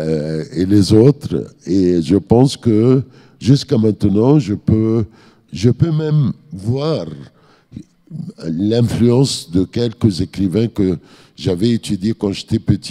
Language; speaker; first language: French; non-native, fluent; Arabic